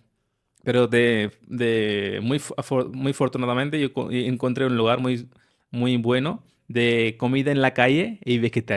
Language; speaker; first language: Spanish; non-native, learner; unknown